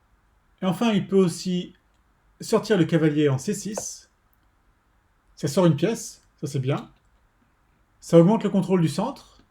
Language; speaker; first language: French; native; French